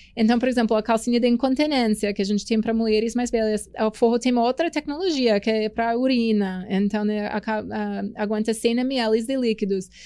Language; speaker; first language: Portuguese; non-native, fluent; English